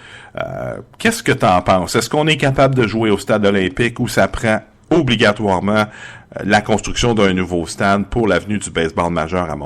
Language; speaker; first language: French; native; French